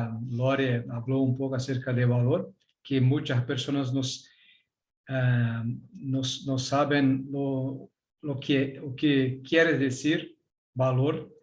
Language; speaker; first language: Spanish; non-native, learner; Portuguese